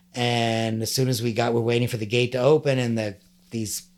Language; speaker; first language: English; native; English